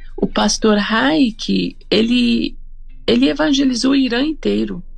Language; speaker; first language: Portuguese; non-native, fluent; Persian